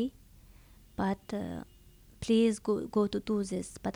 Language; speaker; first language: English; non-native, learner; Chinese